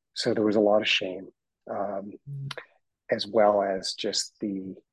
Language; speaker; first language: English; native; English